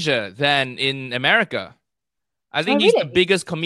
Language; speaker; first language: English; non-native, local second language; Cantonese